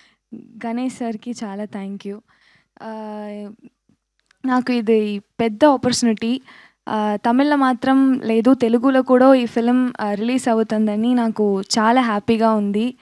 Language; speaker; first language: Telugu; non-native, learner; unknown